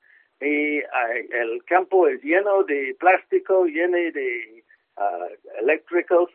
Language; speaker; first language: Spanish; non-native, learner; English